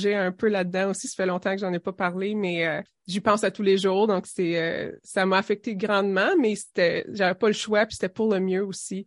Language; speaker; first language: French; native; French